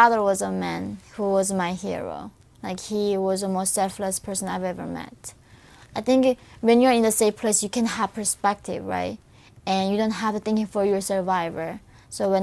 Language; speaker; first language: English; non-native, fluent; Korean